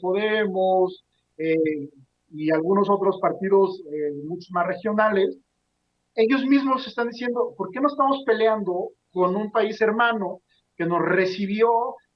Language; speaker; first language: Spanish; native; Spanish